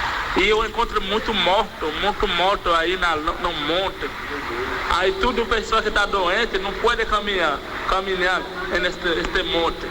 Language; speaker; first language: Portuguese; non-native, fluent; Spanish